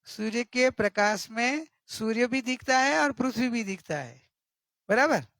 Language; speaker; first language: Hindi; non-native, local second language; Gujarati